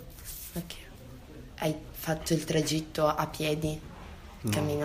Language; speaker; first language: Italian; native; Italian